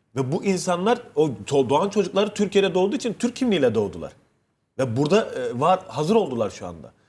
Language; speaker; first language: Turkish; native; Turkish